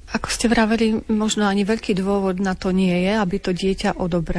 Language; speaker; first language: Slovak; native; Slovak